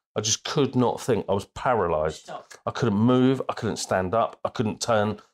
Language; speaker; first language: English; native; English